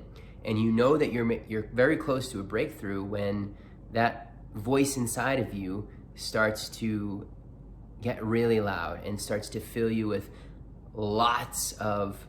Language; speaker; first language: English; native; English